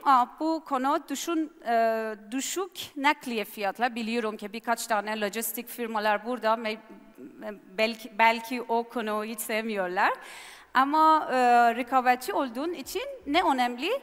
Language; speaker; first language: Turkish; non-native, learner; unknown